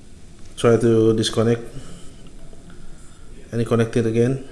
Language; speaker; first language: English; non-native, fluent; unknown